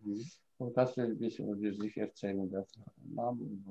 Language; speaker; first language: German; non-native, fluent; Russian